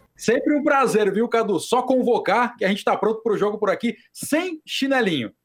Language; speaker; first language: Portuguese; native; Portuguese